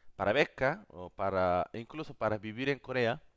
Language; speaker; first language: Spanish; non-native, fluent; Korean